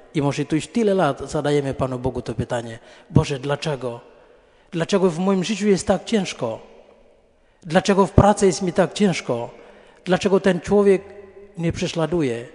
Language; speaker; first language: Polish; non-native, fluent; Indonesian